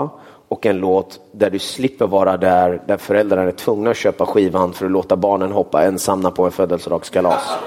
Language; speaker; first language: Swedish; early bilingual, other home language; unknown